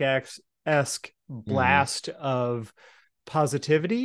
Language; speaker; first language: English; native; English